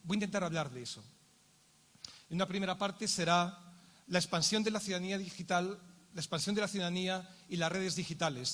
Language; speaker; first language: Spanish; native; Spanish